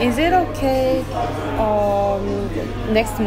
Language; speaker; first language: English; non-native, learner; Korean